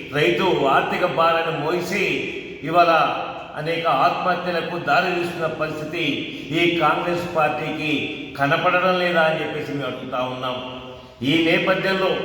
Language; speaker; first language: Telugu; native; Telugu